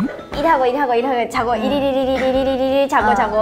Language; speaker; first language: Korean; non-native, fluent; Japanese